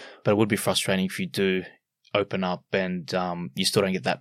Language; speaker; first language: English; native; English